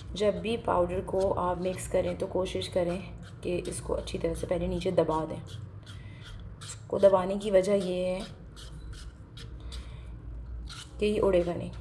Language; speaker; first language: Hindi; native; Hindi